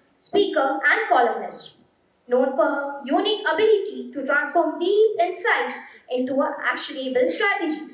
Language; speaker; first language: English; non-native, local second language; Hindi